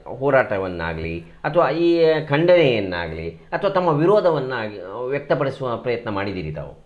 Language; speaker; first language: Kannada; native; Kannada